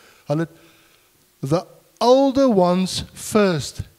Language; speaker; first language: English; non-native, local second language; Afrikaans